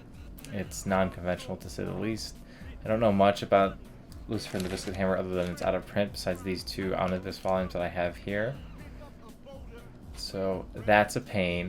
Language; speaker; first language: English; native; English